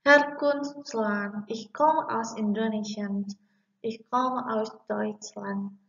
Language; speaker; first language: German; non-native, fluent; Indonesian